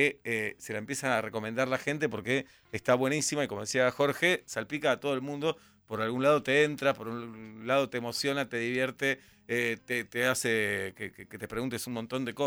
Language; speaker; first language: Spanish; native; Spanish